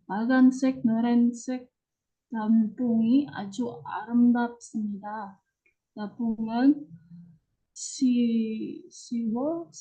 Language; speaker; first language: Korean; non-native, learner; Indonesian